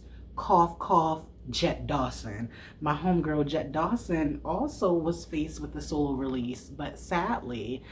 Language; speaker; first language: English; native; English